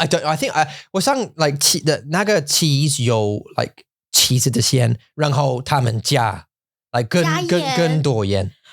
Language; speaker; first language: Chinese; non-native, learner; English